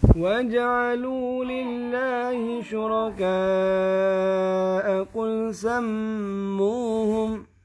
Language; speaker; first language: Arabic; non-native, learner; Indonesian